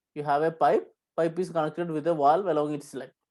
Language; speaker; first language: English; non-native, local second language; Malayalam